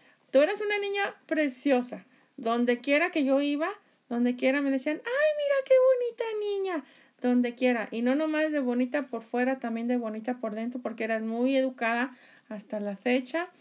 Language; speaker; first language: Spanish; native; Spanish